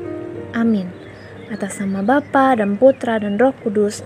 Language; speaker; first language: Indonesian; native; Indonesian